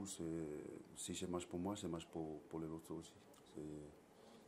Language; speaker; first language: French; non-native, learner; English